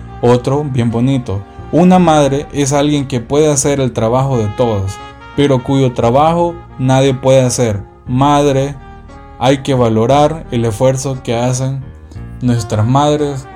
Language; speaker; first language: Spanish; native; Spanish